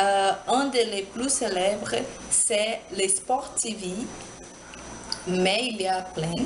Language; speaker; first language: French; non-native, learner; Portuguese